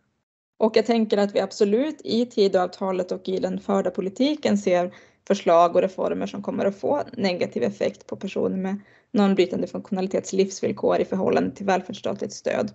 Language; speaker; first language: Swedish; native; Swedish